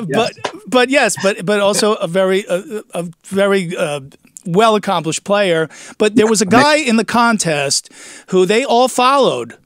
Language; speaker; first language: English; native; English